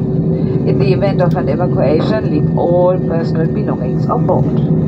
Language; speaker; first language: English; non-native, fluent; German